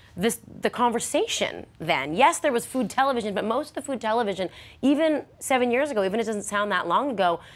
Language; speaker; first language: English; native; English